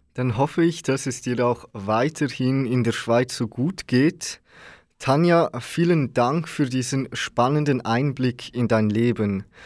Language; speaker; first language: German; native; German